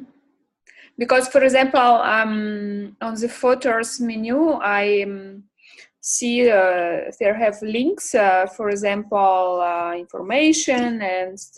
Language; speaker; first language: English; non-native, learner; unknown